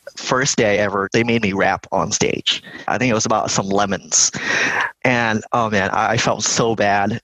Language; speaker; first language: English; early bilingual, other home language; Vietnamese